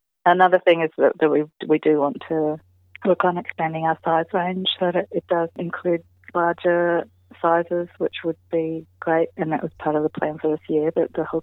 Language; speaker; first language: English; native; English